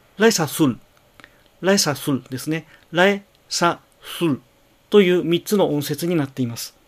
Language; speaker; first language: Japanese; native; Japanese